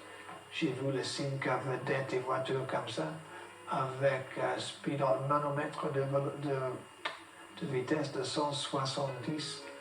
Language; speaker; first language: French; non-native, fluent; English